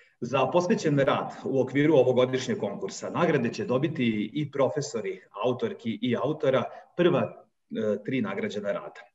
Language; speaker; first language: Serbian; native; Serbian